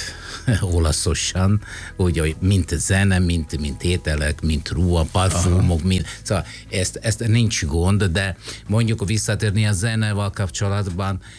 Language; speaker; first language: Hungarian; non-native, fluent; Italian